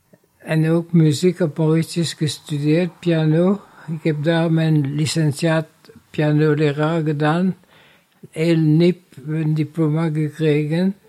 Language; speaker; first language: Dutch; non-native, fluent; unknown